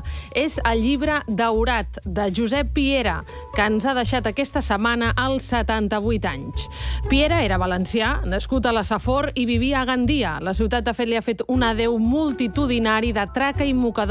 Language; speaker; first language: Catalan; native; Catalan